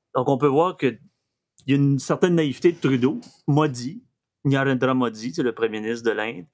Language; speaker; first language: French; native; French